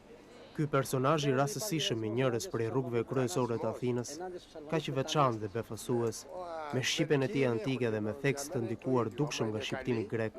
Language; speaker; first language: Albanian; native; Albanian